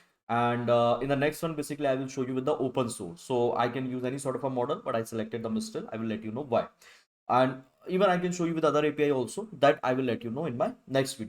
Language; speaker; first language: English; non-native, local second language; Hindi